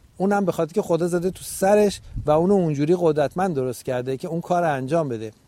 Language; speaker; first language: Persian; native; Persian